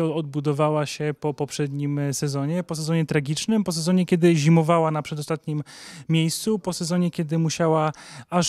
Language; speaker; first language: Polish; native; Polish